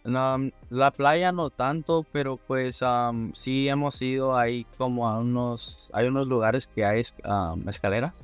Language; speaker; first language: Spanish; early bilingual, heritage; Spanish